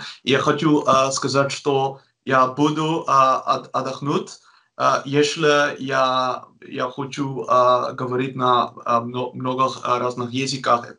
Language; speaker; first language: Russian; non-native, learner; Dutch